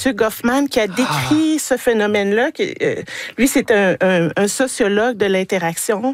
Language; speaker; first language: French; native; French